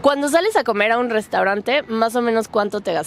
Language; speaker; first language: Spanish; native; Spanish